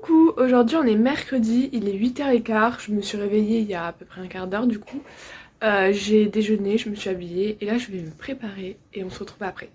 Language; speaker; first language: French; native; French